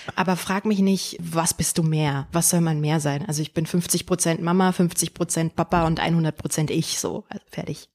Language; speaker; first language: German; early bilingual, other home language; Polish